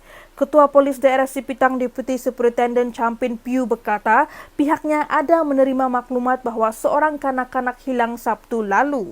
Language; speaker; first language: Malay; native; Malay